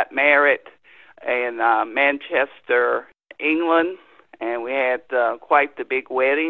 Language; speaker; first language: English; native; English